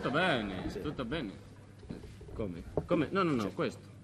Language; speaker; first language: Italian; non-native, learner; Spanish